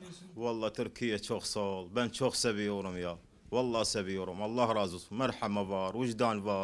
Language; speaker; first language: Turkish; non-native, learner; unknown